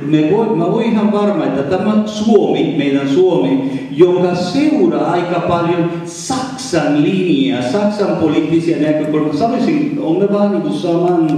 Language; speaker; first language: Finnish; non-native, fluent; Spanish